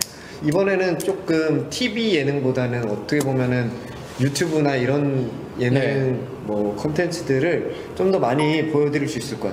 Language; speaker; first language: Korean; native; Korean